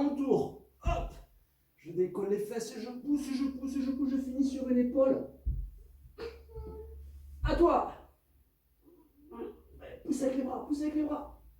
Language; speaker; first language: French; native; French